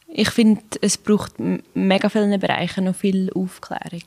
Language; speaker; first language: German; native; German